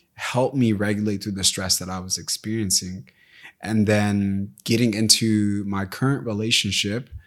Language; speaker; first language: English; native; English